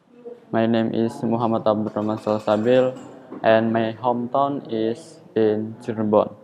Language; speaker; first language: English; non-native, learner; Indonesian